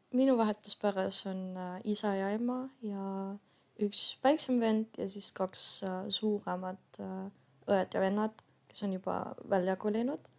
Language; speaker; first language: Estonian; non-native, fluent; German